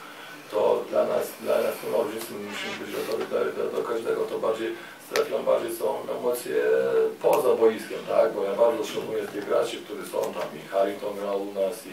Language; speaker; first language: Polish; non-native, fluent; Lithuanian